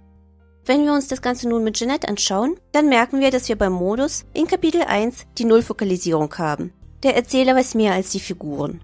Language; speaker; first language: German; native; German